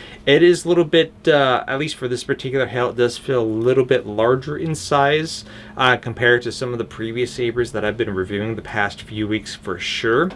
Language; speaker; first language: English; native; English